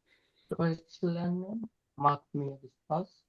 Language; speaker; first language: German; non-native, learner; Bangla